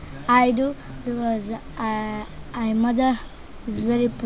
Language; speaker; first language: English; non-native, learner; Kannada